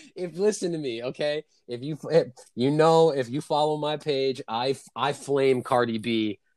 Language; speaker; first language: English; native; English